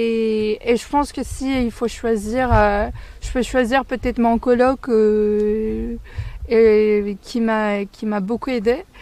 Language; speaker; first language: French; non-native, fluent; Turkish